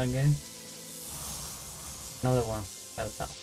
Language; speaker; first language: English; non-native, learner; Japanese